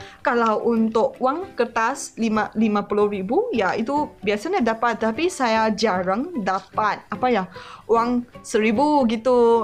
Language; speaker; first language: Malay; non-native, local second language; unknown